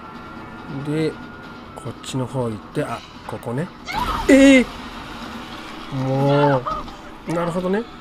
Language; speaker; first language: Japanese; native; Japanese